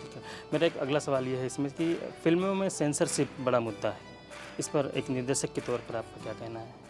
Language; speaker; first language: Hindi; native; Hindi